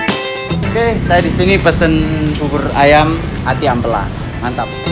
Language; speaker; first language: Indonesian; native; Indonesian